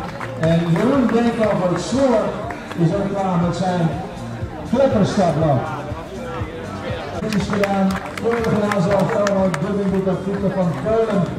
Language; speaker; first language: Dutch; native; Dutch